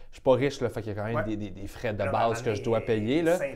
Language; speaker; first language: French; native; French